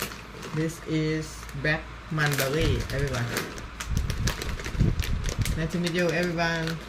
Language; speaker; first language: English; non-native, learner; Thai